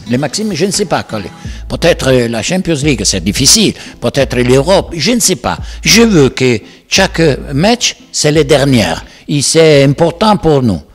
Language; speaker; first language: French; non-native, learner; Italian